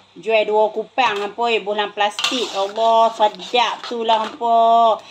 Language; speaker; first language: Malay; native; Malay